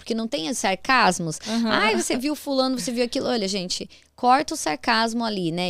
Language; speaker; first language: Portuguese; native; Portuguese